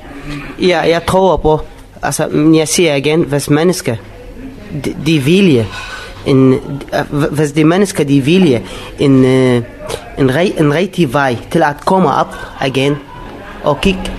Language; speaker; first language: Danish; non-native, learner; Arabic